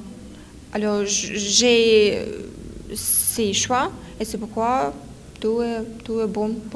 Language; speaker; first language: French; non-native, fluent; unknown